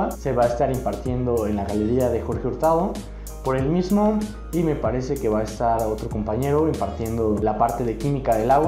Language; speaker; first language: Spanish; native; Spanish